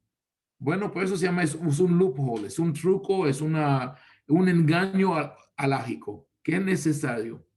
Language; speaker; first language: Spanish; non-native, fluent; Hebrew